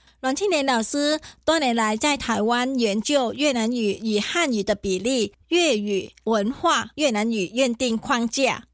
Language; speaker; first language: Chinese; native; Chinese